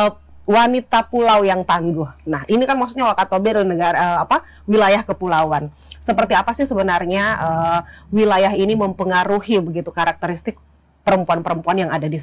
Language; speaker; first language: Indonesian; native; Indonesian